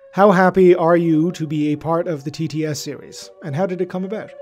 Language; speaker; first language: English; native; English